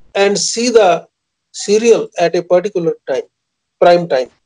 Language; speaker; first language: English; non-native, local second language; Punjabi